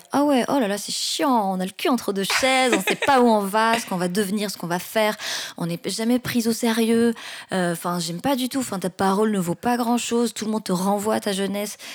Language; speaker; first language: French; non-native, local second language; Arabic